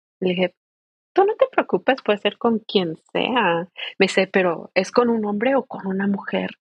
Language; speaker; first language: Spanish; early bilingual, heritage; Spanish